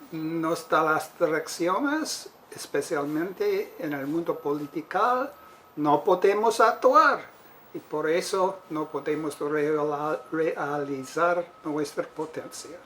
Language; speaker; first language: Spanish; non-native, fluent; English